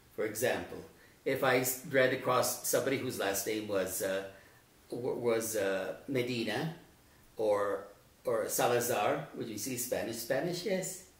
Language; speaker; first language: English; native; English